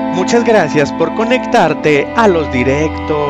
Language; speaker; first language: Spanish; native; Spanish